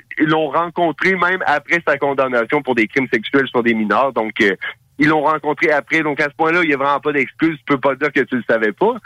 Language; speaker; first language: French; native; French